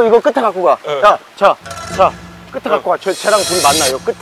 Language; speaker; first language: Korean; native; Korean